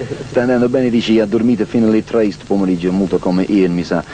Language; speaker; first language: Italian; native; Italian